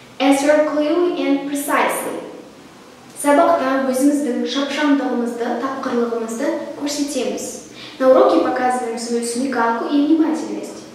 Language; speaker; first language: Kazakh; non-native, local second language; Russian